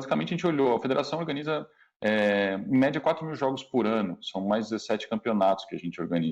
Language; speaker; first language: Portuguese; native; Portuguese